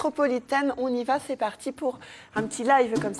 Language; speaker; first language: French; native; French